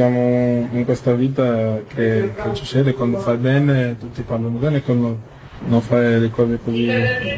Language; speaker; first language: Italian; non-native, fluent; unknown